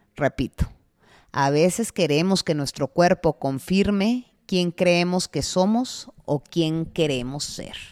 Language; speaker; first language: Spanish; native; Spanish